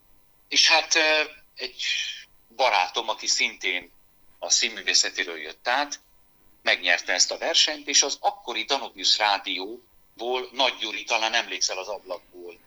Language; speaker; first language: Hungarian; native; Hungarian